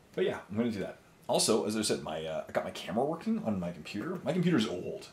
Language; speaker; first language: English; native; English